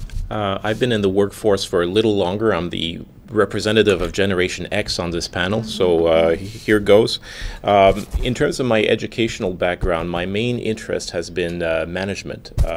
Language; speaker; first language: English; non-native, fluent; French